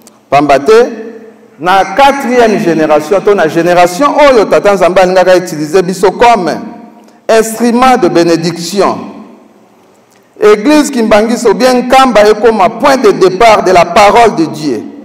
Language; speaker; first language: French; non-native, local second language; Lingala